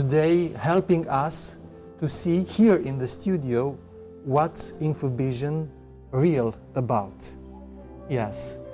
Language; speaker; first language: English; non-native, fluent; Romanian